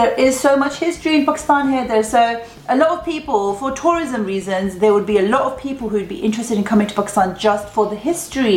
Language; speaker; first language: English; early bilingual, other home language; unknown